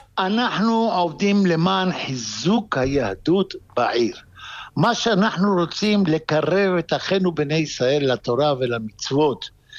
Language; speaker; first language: Hebrew; non-native, fluent; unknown